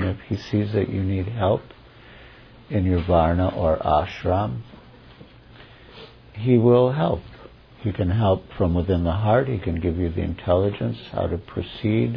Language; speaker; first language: English; native; English